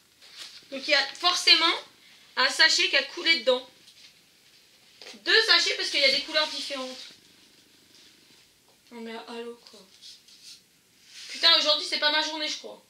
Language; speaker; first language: French; native; French